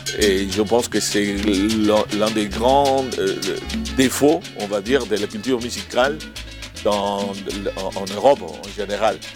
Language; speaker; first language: French; non-native, fluent; Spanish